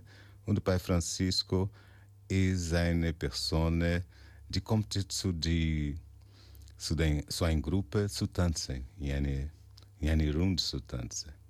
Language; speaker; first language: German; non-native, fluent; Portuguese